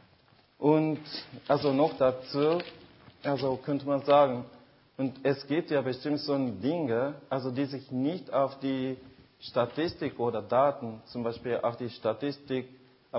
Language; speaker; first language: German; non-native, fluent; Japanese